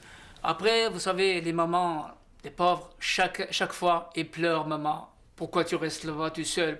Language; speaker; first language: French; non-native, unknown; Riffian